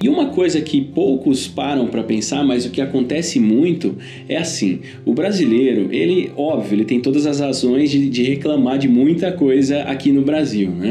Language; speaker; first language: Portuguese; native; Portuguese